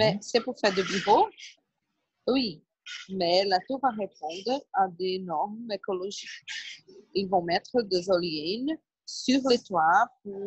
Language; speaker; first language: French; non-native, learner; Portuguese